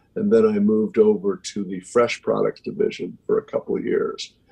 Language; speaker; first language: English; native; English